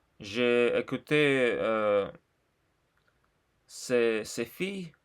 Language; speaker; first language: French; non-native, learner; Russian